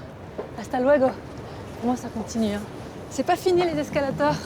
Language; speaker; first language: French; native; French